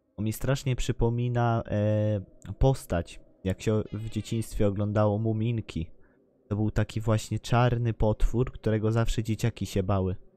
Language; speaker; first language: Polish; native; Polish